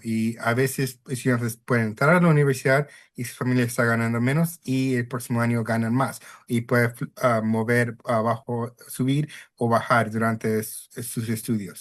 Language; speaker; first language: Spanish; early bilingual, heritage; Spanish